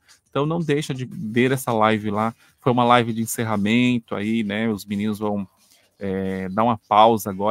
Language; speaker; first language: Portuguese; native; Portuguese